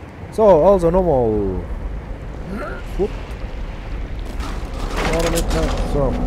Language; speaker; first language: German; native; German